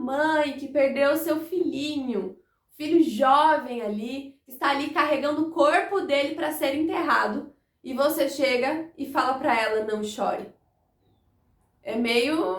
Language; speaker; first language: Portuguese; native; Portuguese